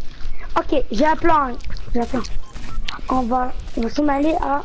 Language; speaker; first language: French; native; French